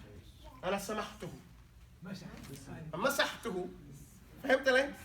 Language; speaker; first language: Arabic; non-native, fluent; English